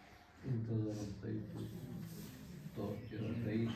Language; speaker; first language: Arabic; non-native, learner; Urdu